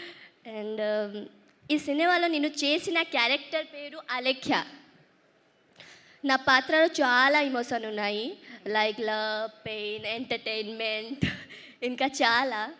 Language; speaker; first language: Telugu; early bilingual, heritage; Telugu